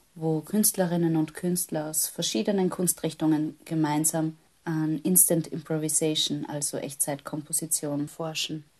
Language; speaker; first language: German; native; German